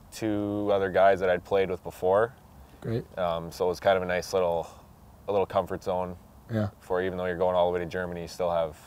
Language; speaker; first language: English; native; English